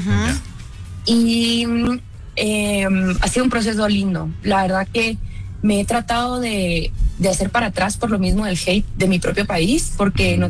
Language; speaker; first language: Spanish; native; Spanish